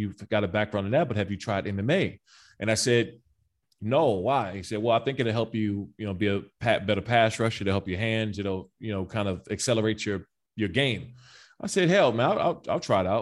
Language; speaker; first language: English; native; English